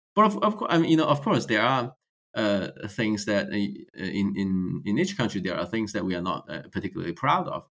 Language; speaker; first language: English; non-native, fluent; Chinese